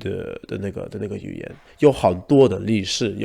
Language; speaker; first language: Chinese; non-native, learner; Spanish